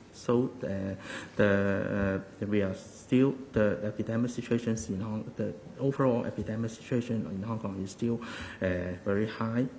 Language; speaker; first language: English; non-native, local second language; Cantonese